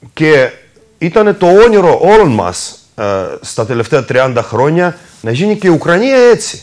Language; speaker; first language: Greek; non-native, fluent; Russian